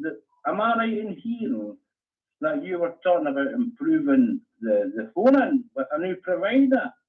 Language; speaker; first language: English; native; English